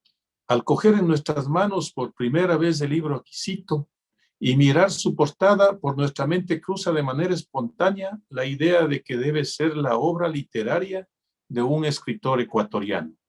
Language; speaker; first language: Spanish; native; Spanish